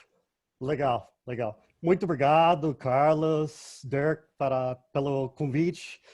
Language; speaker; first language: Portuguese; non-native, fluent; English